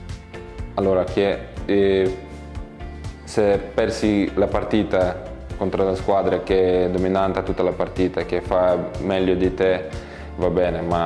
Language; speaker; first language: Italian; non-native, learner; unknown